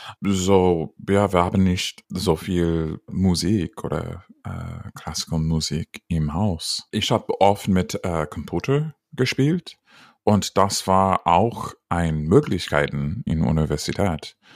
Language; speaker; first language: German; non-native, learner; English